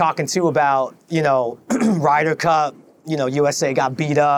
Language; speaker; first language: English; native; English